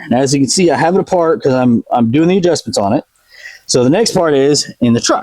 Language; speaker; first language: English; native; English